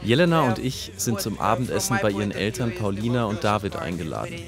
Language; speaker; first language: German; native; German